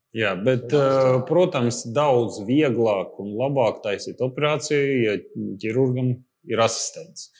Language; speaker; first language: Latvian; non-native, local second language; Russian